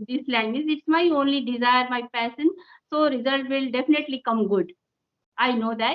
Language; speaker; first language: English; non-native, local second language; Hindi